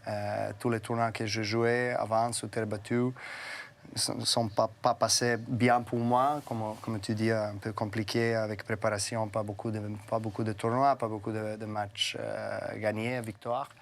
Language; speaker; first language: French; non-native, fluent; Serbian